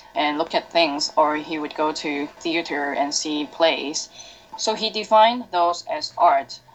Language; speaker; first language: English; non-native, local second language; Cantonese